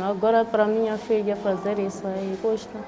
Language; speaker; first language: Portuguese; non-native, local second language; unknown